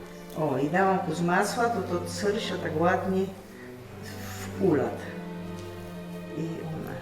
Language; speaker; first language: Polish; non-native, local second language; Rusyn